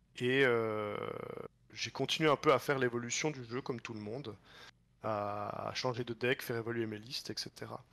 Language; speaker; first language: French; native; French